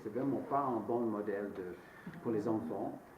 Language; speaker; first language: French; non-native, fluent; English